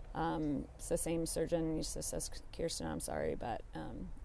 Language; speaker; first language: English; native; English